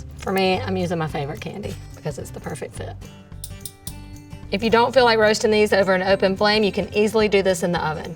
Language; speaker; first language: English; native; English